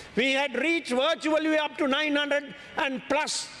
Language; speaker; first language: English; non-native, local second language; Sinhala